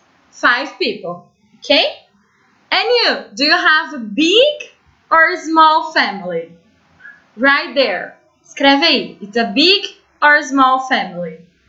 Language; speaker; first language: English; non-native, fluent; Portuguese